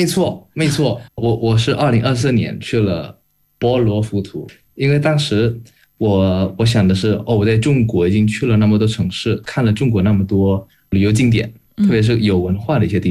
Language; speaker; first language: Chinese; non-native, fluent; Indonesian